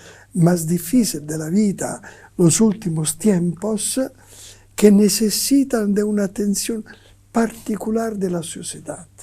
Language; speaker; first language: Spanish; non-native, fluent; Italian